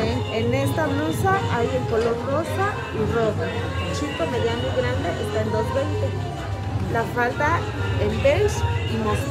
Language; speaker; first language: Spanish; native; Spanish